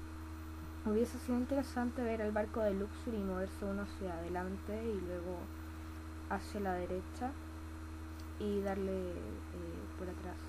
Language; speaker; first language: Spanish; native; Spanish